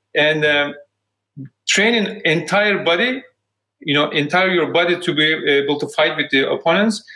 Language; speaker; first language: English; non-native, fluent; Turkish